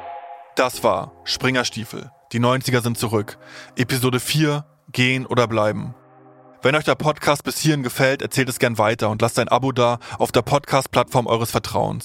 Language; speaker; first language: German; native; German